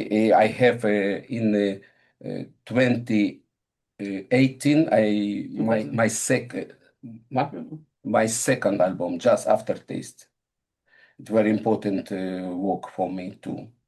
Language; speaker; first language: English; non-native, learner; Russian